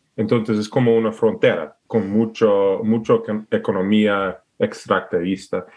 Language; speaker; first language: Spanish; non-native, fluent; English